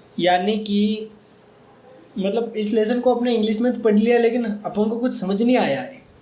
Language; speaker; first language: Hindi; native; Hindi